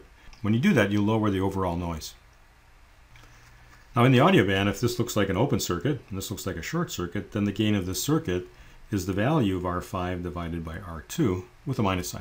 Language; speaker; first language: English; native; English